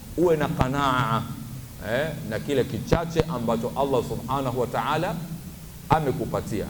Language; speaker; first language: Swahili; native; Swahili